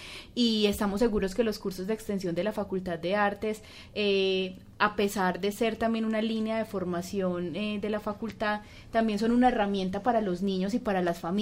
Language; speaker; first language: Spanish; native; Spanish